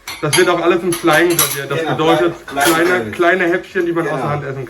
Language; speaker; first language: German; native; German